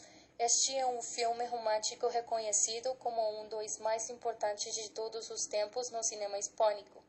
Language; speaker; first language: Portuguese; non-native, learner; Spanish